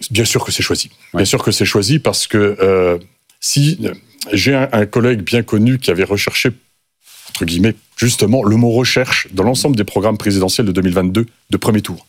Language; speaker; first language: French; native; French